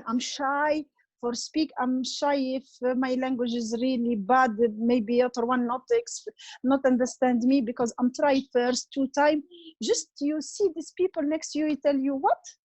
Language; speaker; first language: English; non-native, learner; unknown